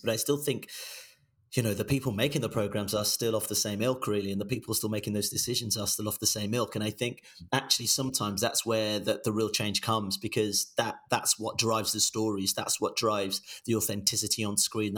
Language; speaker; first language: English; non-native, local second language; Yoruba